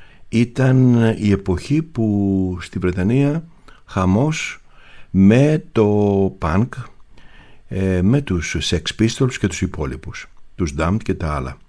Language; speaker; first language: Greek; native; Greek